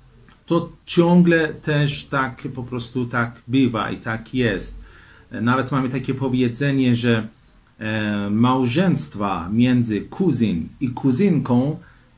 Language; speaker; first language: Polish; non-native, fluent; Persian